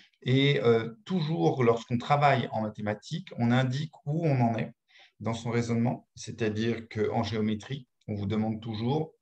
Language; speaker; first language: French; native; French